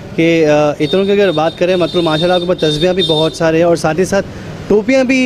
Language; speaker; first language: Hindi; non-native, local second language; Urdu